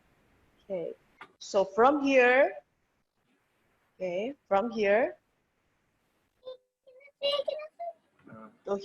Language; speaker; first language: English; non-native, learner; Indonesian